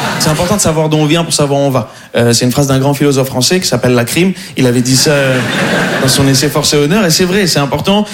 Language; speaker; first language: French; non-native, local second language; Arabic